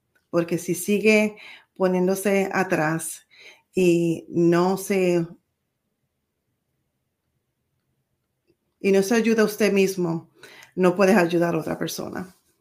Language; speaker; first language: Spanish; early bilingual, heritage; Spanish